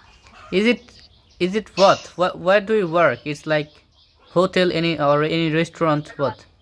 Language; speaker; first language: English; non-native, fluent; Bangla